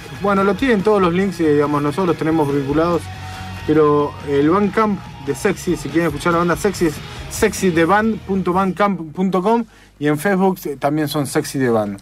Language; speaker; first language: Spanish; native; Spanish